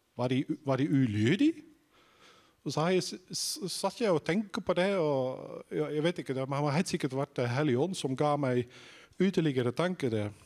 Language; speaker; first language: Norwegian; non-native, fluent; Dutch